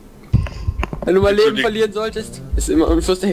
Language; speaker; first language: German; native; German